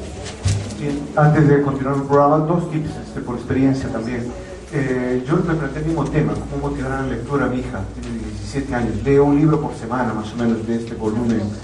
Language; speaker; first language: Spanish; native; Spanish